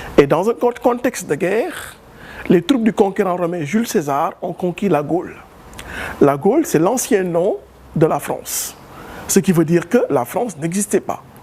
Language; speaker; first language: French; non-native, local second language; Wolof